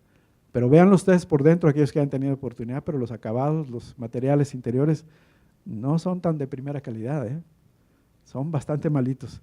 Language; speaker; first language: Spanish; native; Spanish